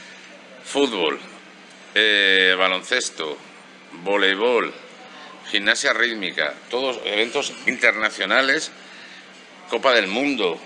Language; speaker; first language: Spanish; native; Spanish